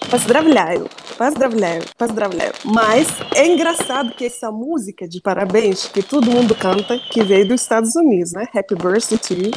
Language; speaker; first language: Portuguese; non-native, fluent; Russian